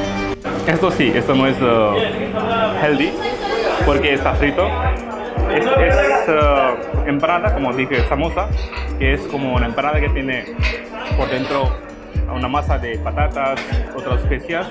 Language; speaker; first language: Spanish; non-native, fluent; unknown